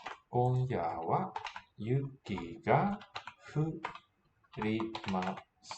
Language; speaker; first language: Japanese; non-native, learner; English